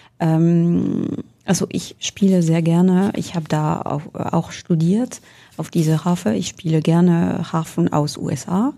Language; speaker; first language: German; non-native, fluent; French